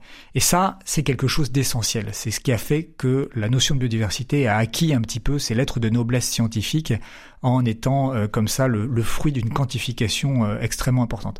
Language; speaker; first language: French; native; French